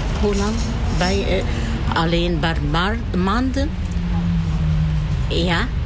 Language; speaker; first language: Dutch; non-native, learner; Italian